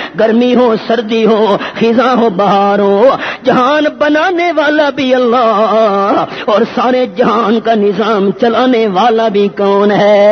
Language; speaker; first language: Urdu; non-native, local second language; Pashto